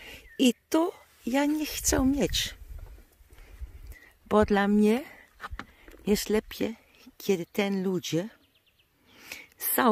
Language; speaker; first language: Polish; non-native, learner; Dutch